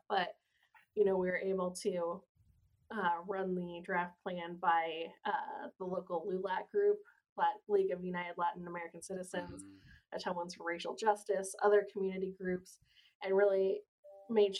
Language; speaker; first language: English; native; English